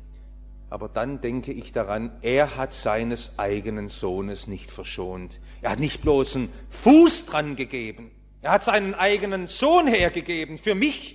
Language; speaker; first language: German; native; German